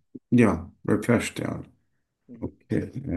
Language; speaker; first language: German; non-native, learner; Turkish